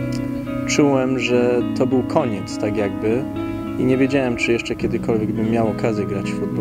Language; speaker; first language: Polish; early bilingual, heritage; Polish